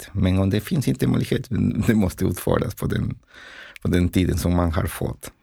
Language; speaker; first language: Swedish; non-native, learner; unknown